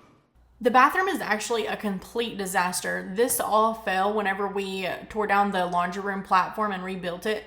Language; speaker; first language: English; native; English